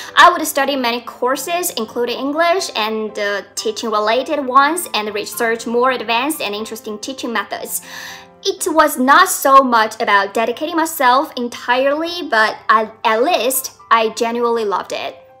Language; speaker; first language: English; non-native, fluent; Chinese